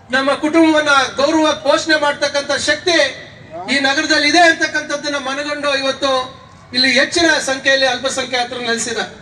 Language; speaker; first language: Kannada; native; Kannada